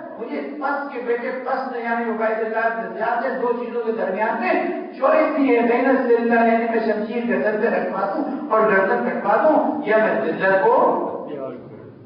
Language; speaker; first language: Urdu; non-native, local second language; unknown